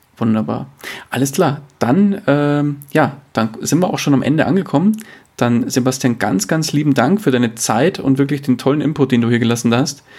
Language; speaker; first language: German; native; German